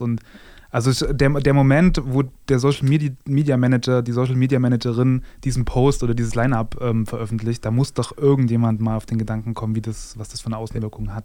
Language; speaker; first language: German; native; German